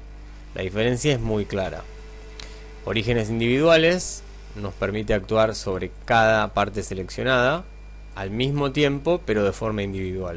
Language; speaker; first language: Spanish; native; Spanish